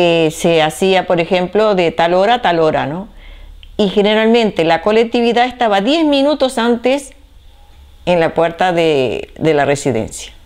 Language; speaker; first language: Spanish; early bilingual, other home language; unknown